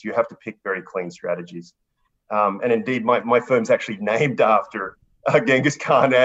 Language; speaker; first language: English; native; English